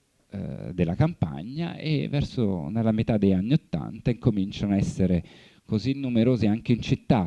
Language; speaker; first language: Italian; native; Italian